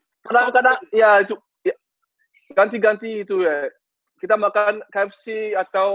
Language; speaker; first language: Indonesian; non-native, learner; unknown